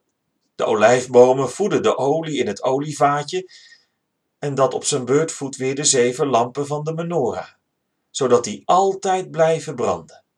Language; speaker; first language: Dutch; native; Dutch